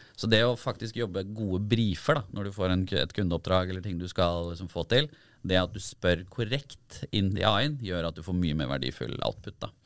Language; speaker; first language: Norwegian; native; Norwegian